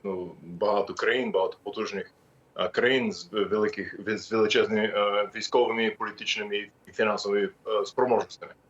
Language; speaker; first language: Ukrainian; non-native, fluent; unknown